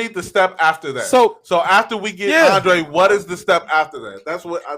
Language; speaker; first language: English; native; English